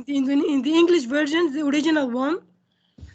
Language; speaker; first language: English; non-native, fluent; Indonesian